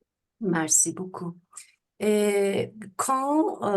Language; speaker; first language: French; non-native, learner; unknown